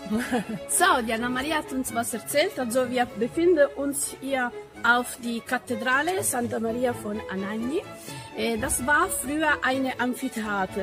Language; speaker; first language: German; non-native, fluent; Italian